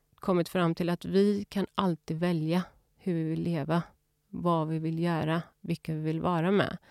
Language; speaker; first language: Swedish; early bilingual, other home language; Urdu